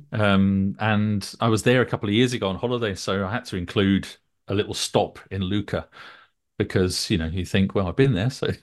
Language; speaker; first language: English; native; English